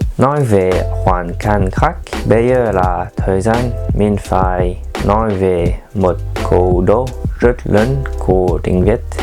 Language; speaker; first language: Vietnamese; non-native, learner; French